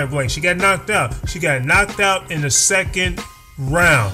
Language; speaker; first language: English; native; English